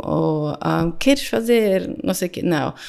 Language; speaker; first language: Portuguese; non-native, learner; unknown